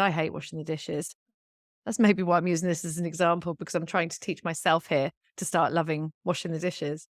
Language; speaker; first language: English; native; English